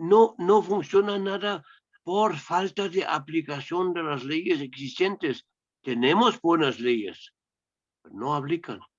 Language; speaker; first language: Spanish; non-native, fluent; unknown